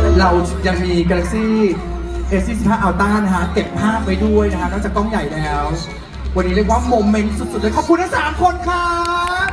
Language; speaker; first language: Thai; native; Thai